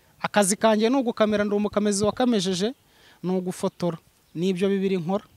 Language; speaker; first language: Kinyarwanda; native; Kinyarwanda